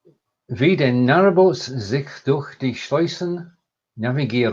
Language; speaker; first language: German; non-native, learner; English